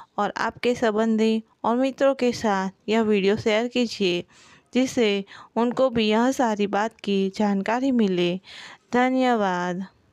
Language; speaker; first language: Hindi; non-native, local second language; Gujarati